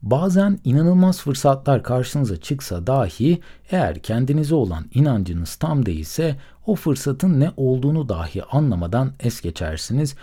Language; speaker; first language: Turkish; native; Turkish